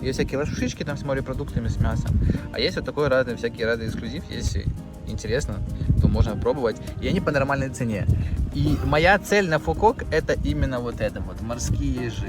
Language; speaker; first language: Russian; native; Russian